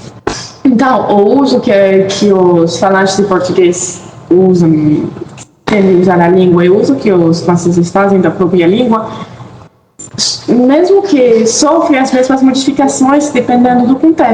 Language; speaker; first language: Portuguese; non-native, fluent; French